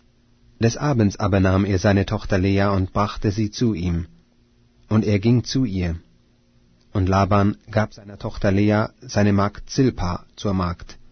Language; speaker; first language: German; native; German